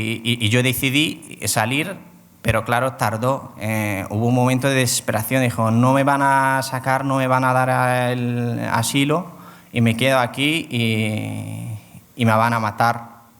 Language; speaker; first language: Spanish; non-native, fluent; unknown